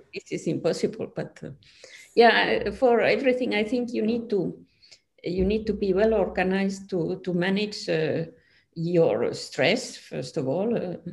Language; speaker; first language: English; non-native, fluent; Finnish